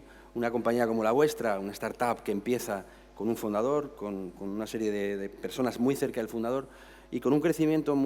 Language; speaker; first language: Spanish; native; Spanish